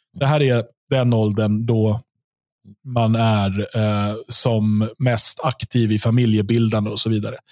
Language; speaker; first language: Swedish; native; Swedish